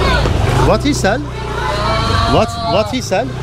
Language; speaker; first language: English; non-native, learner; Turkish